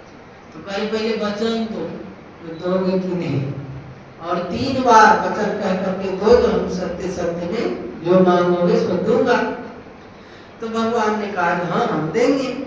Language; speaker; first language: Hindi; native; Hindi